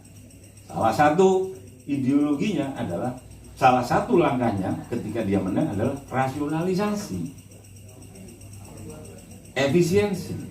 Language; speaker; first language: Indonesian; non-native, local second language; Javanese